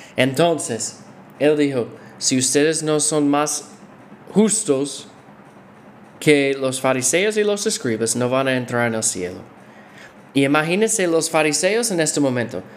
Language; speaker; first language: Spanish; non-native, fluent; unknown